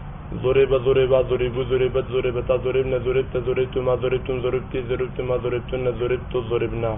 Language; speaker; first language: Arabic; non-native, learner; Urdu